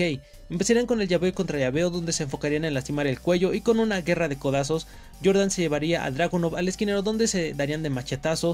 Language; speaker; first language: Spanish; native; Spanish